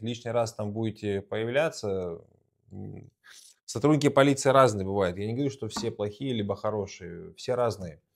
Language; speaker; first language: Russian; native; Russian